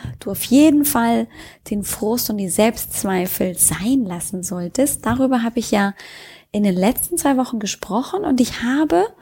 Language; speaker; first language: German; native; German